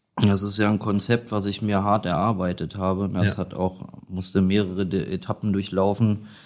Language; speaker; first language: German; native; German